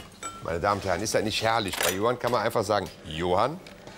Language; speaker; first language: German; native; German